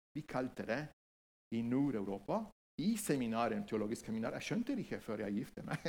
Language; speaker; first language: Norwegian; non-native, fluent; Spanish